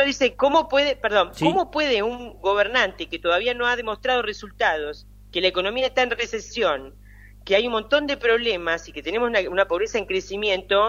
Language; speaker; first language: Spanish; native; Spanish